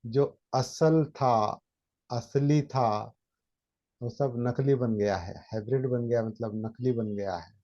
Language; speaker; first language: Hindi; non-native, local second language; Marathi